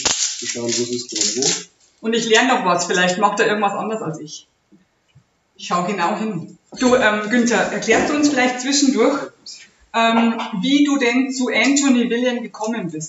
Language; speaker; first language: German; native; German